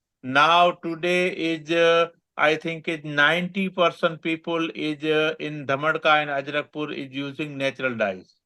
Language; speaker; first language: English; non-native, learner; Gujarati